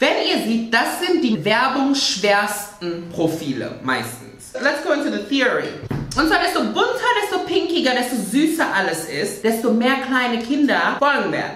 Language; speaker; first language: German; native; German